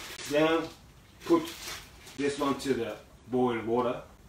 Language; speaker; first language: English; non-native, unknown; Japanese